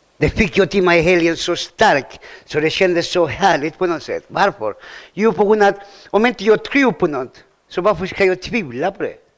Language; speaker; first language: Swedish; early bilingual, other home language; Spanish